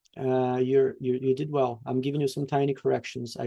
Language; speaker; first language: English; non-native, fluent; Portuguese